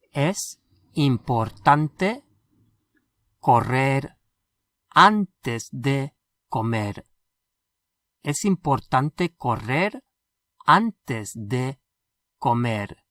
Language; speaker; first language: Spanish; non-native, fluent; English